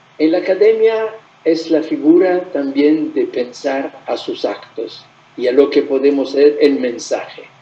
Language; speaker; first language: Spanish; non-native, fluent; Italian